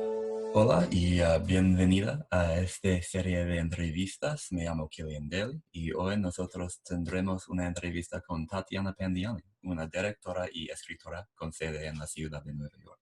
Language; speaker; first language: Spanish; non-native, learner; English